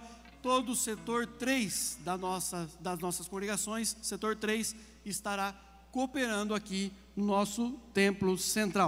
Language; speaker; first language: Portuguese; native; Portuguese